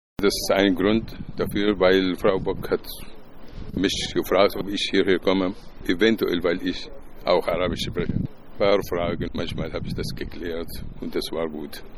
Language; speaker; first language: German; non-native, fluent; Arabic